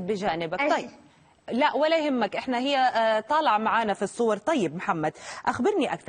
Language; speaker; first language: Arabic; native; Arabic